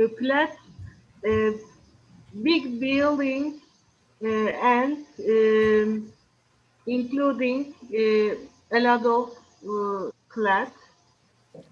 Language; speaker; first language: English; non-native, learner; Turkish